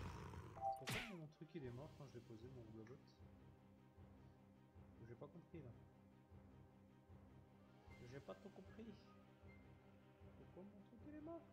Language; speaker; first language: French; native; French